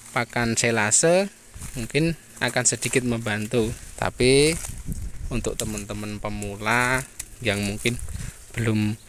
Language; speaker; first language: Indonesian; non-native, local second language; Javanese